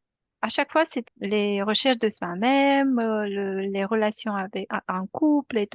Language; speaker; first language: French; non-native, fluent; Romanian